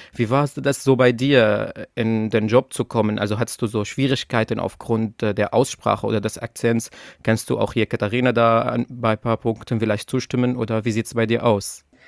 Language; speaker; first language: German; non-native, fluent; Arabic